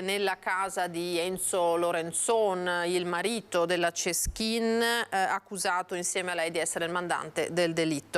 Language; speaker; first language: Italian; native; Italian